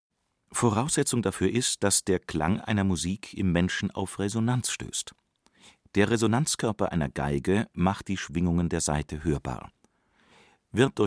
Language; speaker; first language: German; native; German